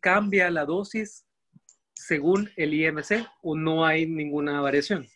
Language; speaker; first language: Spanish; native; Spanish